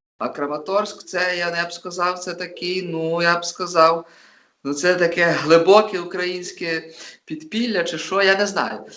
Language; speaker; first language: Ukrainian; native; Ukrainian